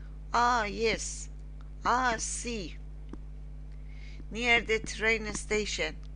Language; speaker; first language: English; non-native, fluent; Persian